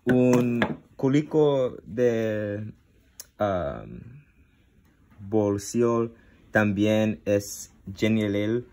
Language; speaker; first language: Spanish; non-native, learner; English